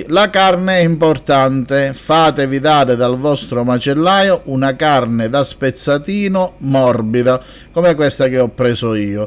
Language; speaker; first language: Italian; native; Italian